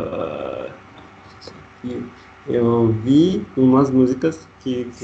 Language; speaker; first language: Portuguese; non-native, learner; Russian